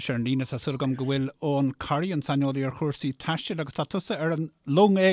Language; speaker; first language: Irish; native; Irish